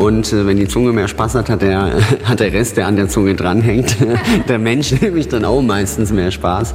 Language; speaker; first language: German; native; German